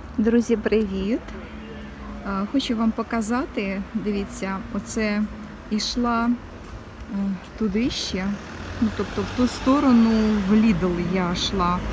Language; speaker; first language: Ukrainian; non-native, local second language; Russian